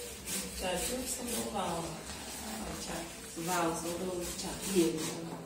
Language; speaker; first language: Vietnamese; non-native, learner; Portuguese